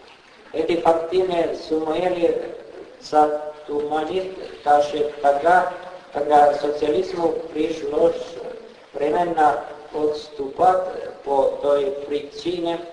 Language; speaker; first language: Russian; non-native, fluent; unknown